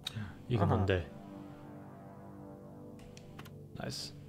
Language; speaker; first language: Korean; non-native, learner; German